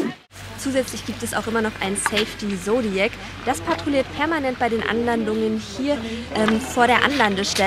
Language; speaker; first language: German; native; German